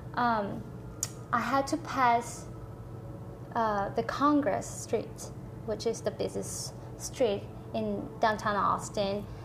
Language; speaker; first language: English; non-native, fluent; Korean